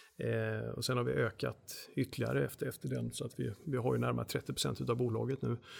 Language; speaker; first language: Swedish; native; Swedish